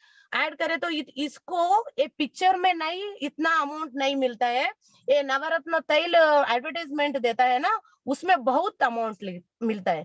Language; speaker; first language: Hindi; non-native, local second language; Kannada